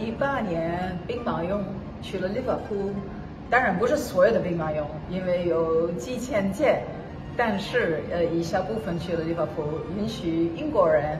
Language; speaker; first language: Chinese; non-native, fluent; English